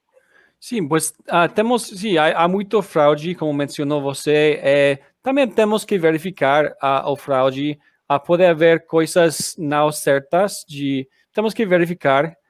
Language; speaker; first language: Portuguese; non-native, learner; English